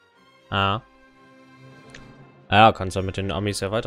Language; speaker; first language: German; native; German